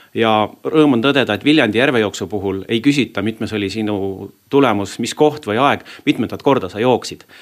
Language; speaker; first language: Estonian; native; Estonian